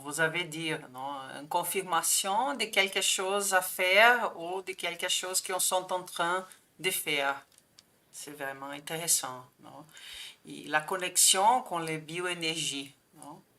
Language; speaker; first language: French; non-native, fluent; Portuguese